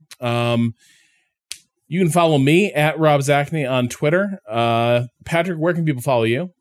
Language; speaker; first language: English; native; English